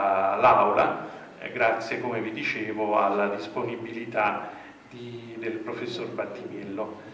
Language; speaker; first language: Italian; native; Italian